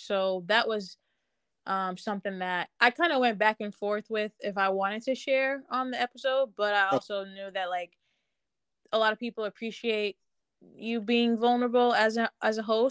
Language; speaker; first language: English; native; English